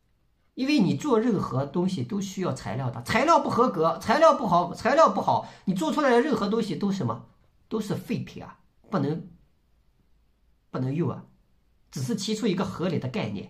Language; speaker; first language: Chinese; native; Chinese